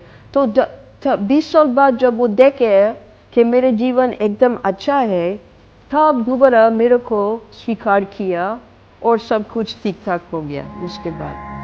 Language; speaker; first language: Hindi; non-native, fluent; English